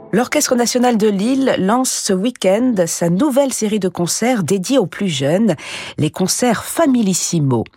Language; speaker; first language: French; native; French